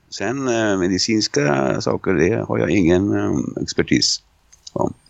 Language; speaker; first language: Swedish; non-native, fluent; Italian